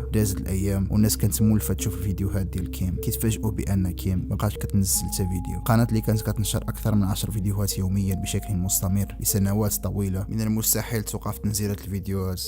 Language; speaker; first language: Arabic; native; Arabic